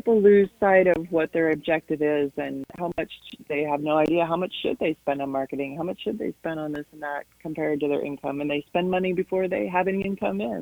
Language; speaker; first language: English; native; English